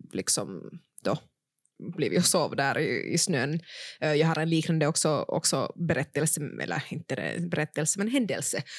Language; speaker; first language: Swedish; native; Swedish